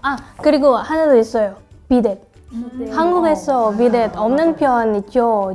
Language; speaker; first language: Korean; non-native, learner; Indonesian